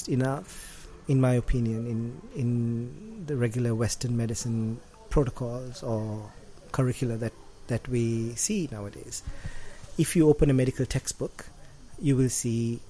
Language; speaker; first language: English; non-native, local second language; Sinhala